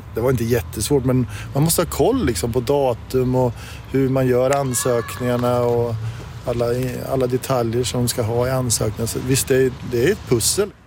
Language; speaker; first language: Swedish; native; Swedish